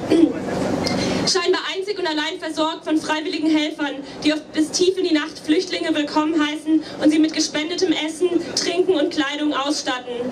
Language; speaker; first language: German; native; German